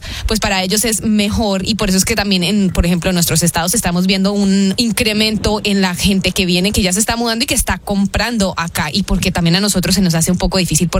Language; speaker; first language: Spanish; early bilingual, heritage; Spanish